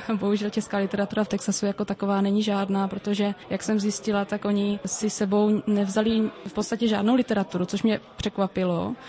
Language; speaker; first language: Czech; native; Czech